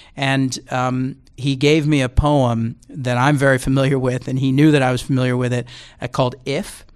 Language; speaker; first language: English; native; English